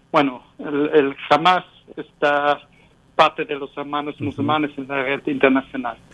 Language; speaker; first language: Spanish; non-native, fluent; German